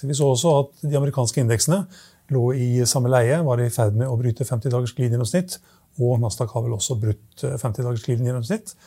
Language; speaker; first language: Norwegian; native; Norwegian